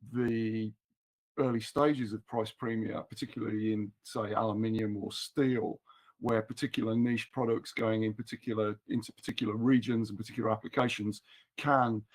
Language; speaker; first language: English; native; English